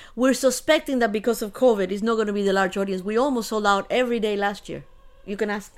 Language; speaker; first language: English; early bilingual, other home language; Spanish